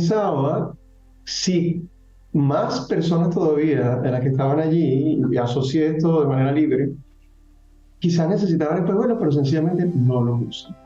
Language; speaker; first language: Spanish; native; Spanish